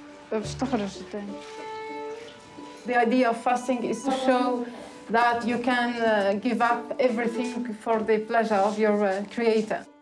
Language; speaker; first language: English; non-native, fluent; Arabic